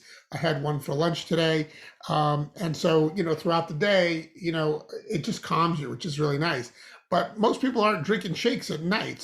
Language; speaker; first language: English; native; English